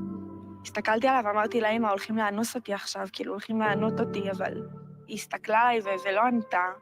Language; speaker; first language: Hebrew; native; Hebrew